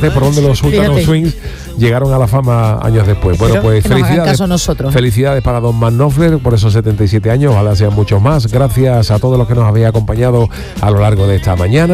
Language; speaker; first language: Spanish; native; Spanish